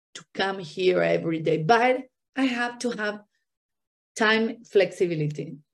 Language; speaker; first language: English; non-native, fluent; Spanish